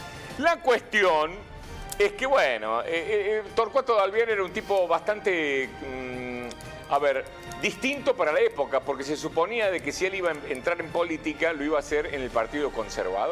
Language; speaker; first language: Spanish; native; Spanish